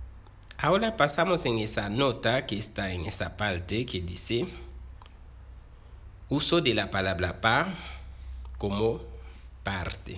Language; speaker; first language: Spanish; non-native, fluent; Haitian Creole